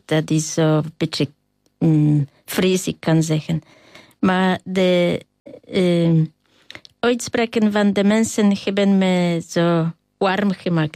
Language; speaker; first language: Dutch; non-native, learner; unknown